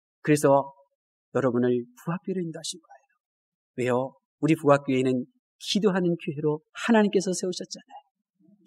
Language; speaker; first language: Korean; native; Korean